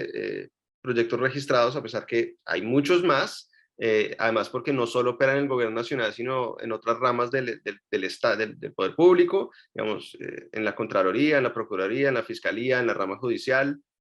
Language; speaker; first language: Spanish; native; Spanish